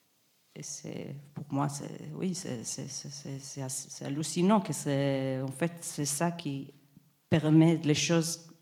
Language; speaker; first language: French; non-native, fluent; Hebrew